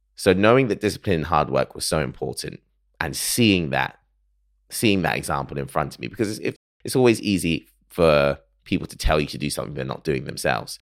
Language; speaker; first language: English; early bilingual, other home language; Akan